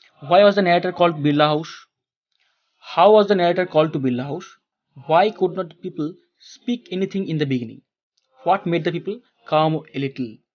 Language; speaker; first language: English; non-native, local second language; Bangla